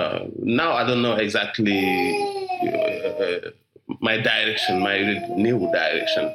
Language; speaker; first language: English; non-native, learner; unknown